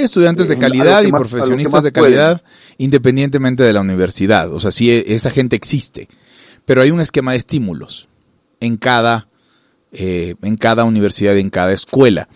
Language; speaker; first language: Spanish; native; Spanish